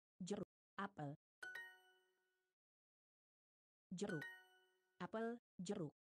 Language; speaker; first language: Indonesian; non-native, learner; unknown